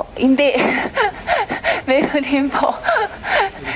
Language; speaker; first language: Filipino; non-native, learner; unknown